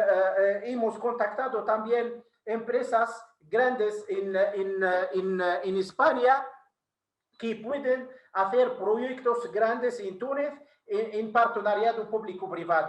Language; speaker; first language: Spanish; non-native, fluent; Arabic